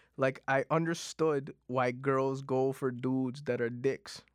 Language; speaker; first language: English; non-native, fluent; Punjabi